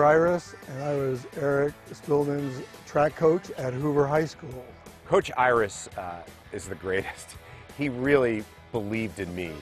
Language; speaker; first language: English; native; English